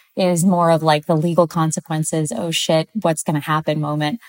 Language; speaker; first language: English; early bilingual, other home language; Spanish